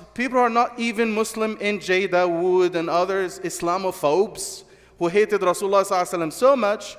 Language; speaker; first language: English; non-native, fluent; Arabic